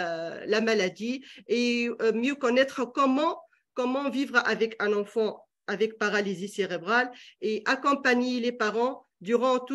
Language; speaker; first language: French; non-native, local second language; Arabic